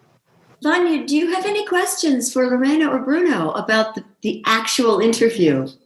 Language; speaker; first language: English; native; English